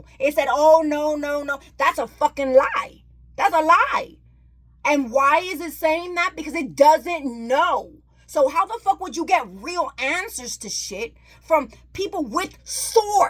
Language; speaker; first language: English; native; English